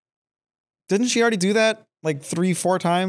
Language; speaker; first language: English; native; English